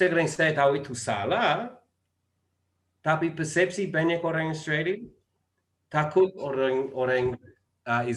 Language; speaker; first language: Indonesian; non-native, learner; English